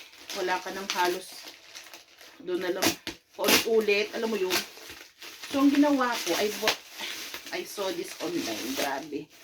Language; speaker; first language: Filipino; native; Filipino